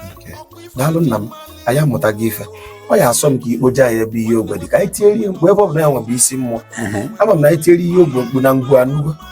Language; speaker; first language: Igbo; native; Igbo